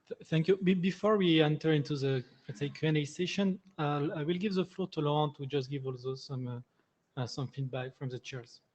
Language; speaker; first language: English; non-native, fluent; French